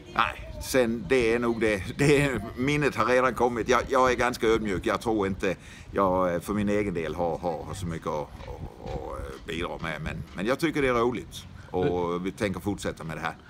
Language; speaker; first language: Swedish; native; Swedish